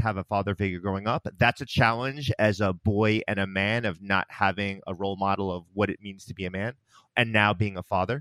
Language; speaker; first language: English; native; English